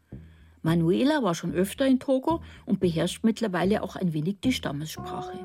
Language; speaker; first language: German; native; German